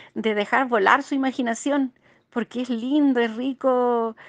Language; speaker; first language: Spanish; native; Spanish